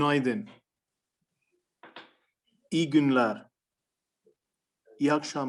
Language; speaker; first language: Turkish; non-native, learner; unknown